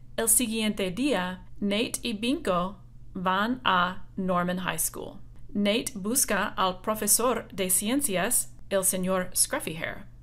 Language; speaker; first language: Spanish; non-native, fluent; English